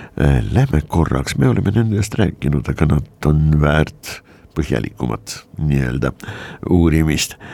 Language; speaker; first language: Estonian; native; Estonian